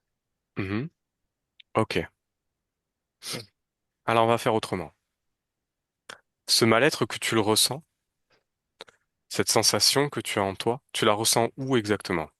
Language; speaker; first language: French; native; French